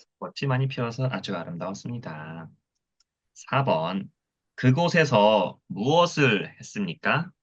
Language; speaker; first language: Korean; non-native, fluent; Thai